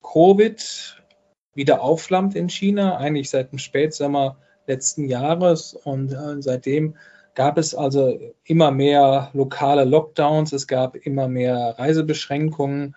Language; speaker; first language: German; native; German